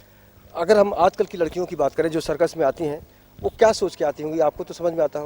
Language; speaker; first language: Hindi; native; Hindi